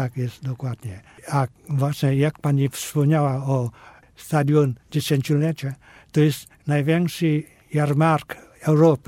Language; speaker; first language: Polish; non-native, fluent; Vietnamese